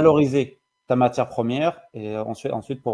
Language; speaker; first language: French; native; French